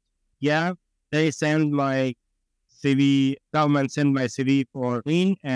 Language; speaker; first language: English; non-native, learner; Ukrainian